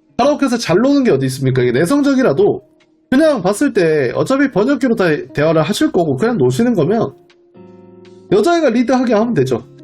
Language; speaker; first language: Korean; native; Korean